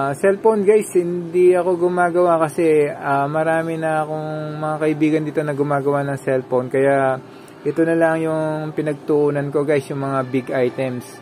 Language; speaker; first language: Filipino; non-native, local second language; Pampanga